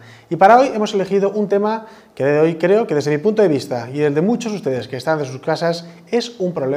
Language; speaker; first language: Spanish; native; Spanish